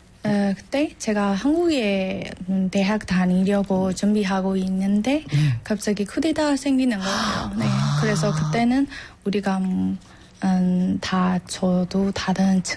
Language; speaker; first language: Korean; non-native, learner; Burmese